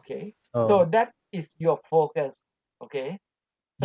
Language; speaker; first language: English; non-native, learner; Thai